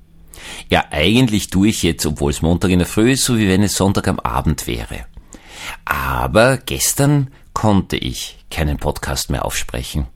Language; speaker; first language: German; native; German